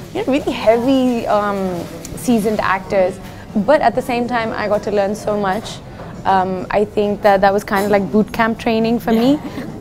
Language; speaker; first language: English; native; English